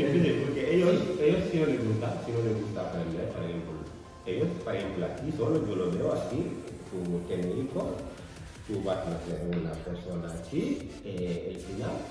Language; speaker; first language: Spanish; non-native, learner; Fula